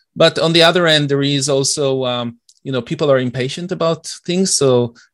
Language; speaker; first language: English; non-native, fluent; Hebrew